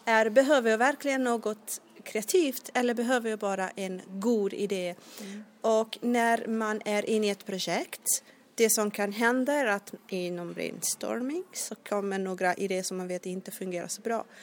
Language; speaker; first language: Swedish; non-native, fluent; Italian